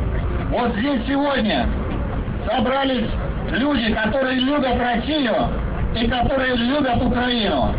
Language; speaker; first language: Russian; native; Russian